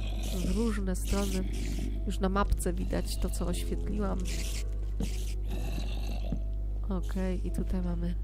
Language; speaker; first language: Polish; native; Polish